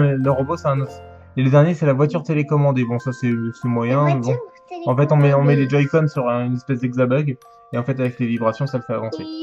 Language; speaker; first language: French; native; French